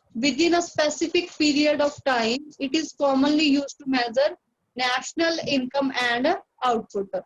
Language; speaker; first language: English; non-native, local second language; Punjabi